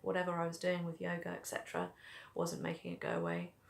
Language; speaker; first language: English; native; English